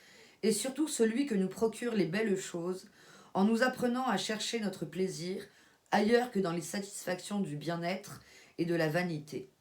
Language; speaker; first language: French; native; French